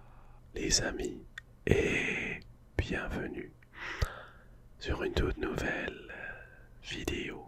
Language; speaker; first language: French; non-native, fluent; English